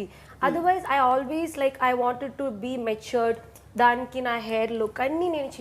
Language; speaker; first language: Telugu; non-native, learner; Malayalam